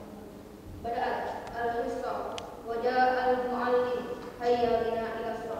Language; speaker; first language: Arabic; non-native, learner; Indonesian